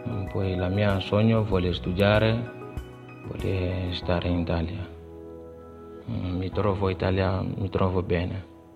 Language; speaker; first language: Italian; non-native, learner; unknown